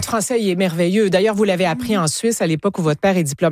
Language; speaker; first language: French; native; French